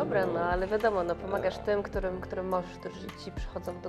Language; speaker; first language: Polish; native; Polish